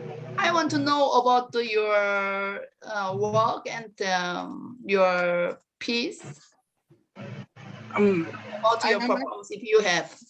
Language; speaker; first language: English; non-native, learner; Korean